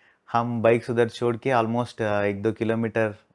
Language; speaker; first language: Hindi; non-native, local second language; Telugu